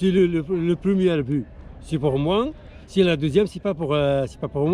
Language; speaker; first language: French; non-native, learner; Arabic